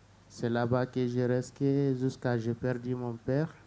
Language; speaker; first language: French; non-native, learner; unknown